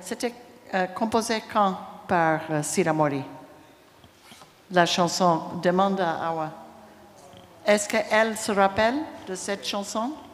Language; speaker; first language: French; non-native, fluent; English